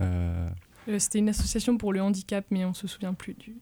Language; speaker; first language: French; native; French